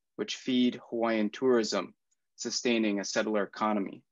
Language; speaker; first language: English; native; English